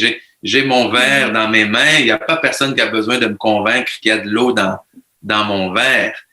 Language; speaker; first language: French; native; French